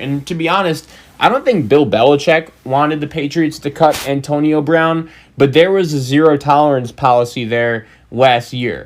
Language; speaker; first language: English; native; English